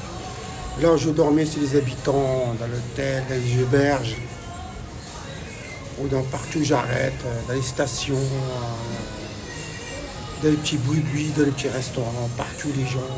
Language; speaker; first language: French; non-native, local second language; Arabic